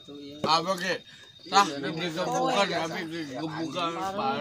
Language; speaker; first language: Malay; non-native, local second language; Sundanese